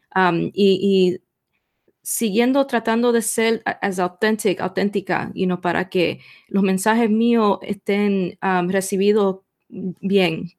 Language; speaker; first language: Spanish; early bilingual, heritage; Spanish